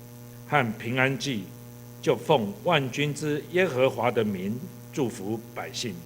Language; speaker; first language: Chinese; native; Chinese